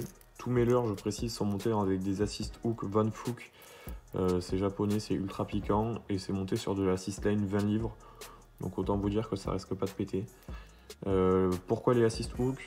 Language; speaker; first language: French; native; French